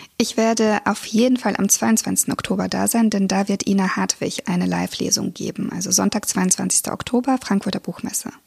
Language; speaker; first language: German; early bilingual, other home language; Russian